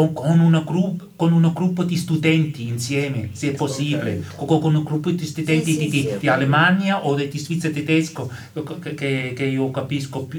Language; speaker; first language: Italian; non-native, learner; German